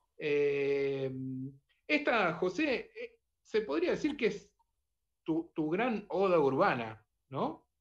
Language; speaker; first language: Spanish; native; Spanish